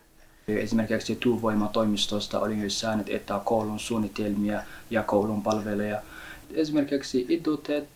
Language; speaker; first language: Finnish; non-native, learner; Somali